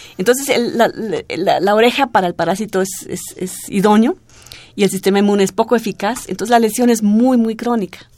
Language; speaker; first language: Spanish; non-native, fluent; German